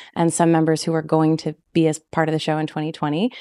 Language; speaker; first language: English; native; English